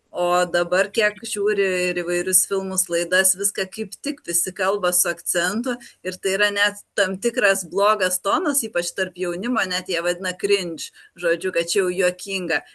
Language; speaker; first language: Lithuanian; native; Lithuanian